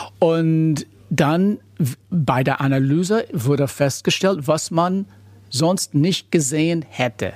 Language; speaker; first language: German; non-native, fluent; English